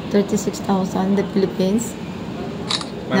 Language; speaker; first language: English; non-native, local second language; Filipino